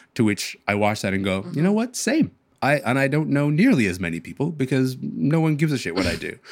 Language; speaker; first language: English; early bilingual, other home language; Arabic